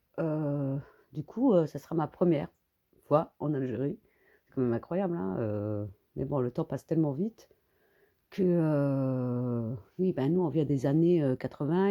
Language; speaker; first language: French; early bilingual, other home language; Kabyle